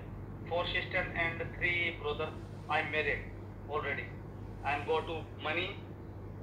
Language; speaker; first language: English; non-native, learner; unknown